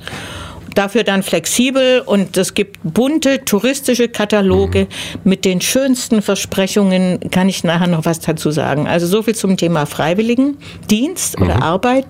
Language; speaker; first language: German; native; German